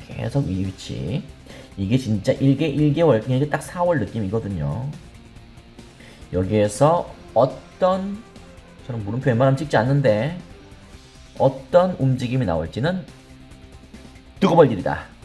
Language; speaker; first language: Korean; native; Korean